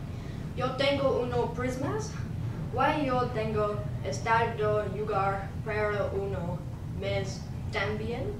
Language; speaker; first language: Spanish; non-native, learner; English